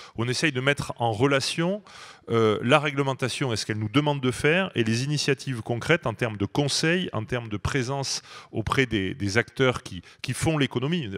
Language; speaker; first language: French; native; French